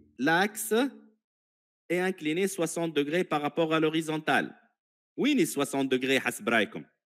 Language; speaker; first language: French; non-native, local second language; Arabic